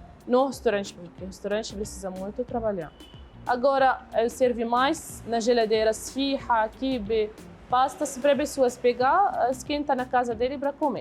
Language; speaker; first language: Portuguese; non-native, learner; Arabic